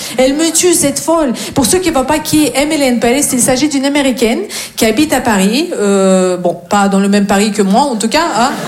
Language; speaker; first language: French; non-native, fluent; Russian